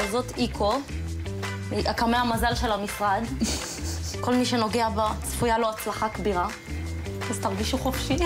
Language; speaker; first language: Hebrew; early bilingual, other home language; Russian